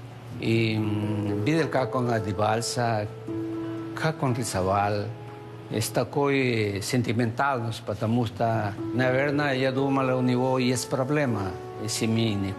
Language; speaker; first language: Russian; non-native, learner; Spanish